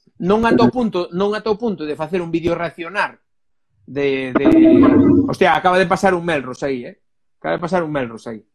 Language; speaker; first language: Galician; native; Galician